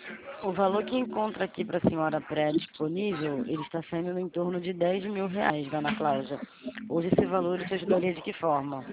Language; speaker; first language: Portuguese; native; Portuguese